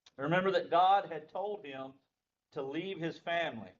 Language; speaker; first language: English; native; English